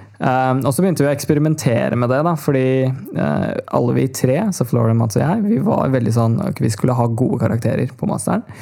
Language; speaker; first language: Norwegian; early bilingual, other home language; Tamil